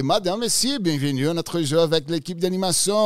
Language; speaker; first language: French; non-native, learner; Portuguese